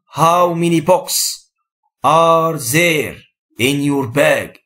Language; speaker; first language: English; non-native, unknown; Arabic